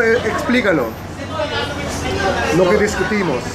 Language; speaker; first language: Spanish; non-native, fluent; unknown